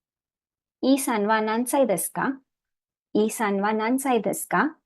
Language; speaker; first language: Japanese; non-native, learner; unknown